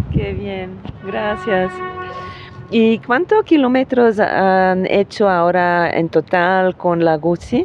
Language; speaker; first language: Spanish; non-native, learner; German